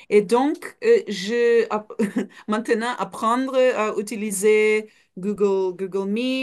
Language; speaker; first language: French; non-native, learner; Portuguese